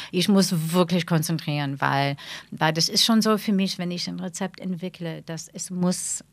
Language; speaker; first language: German; non-native, fluent; English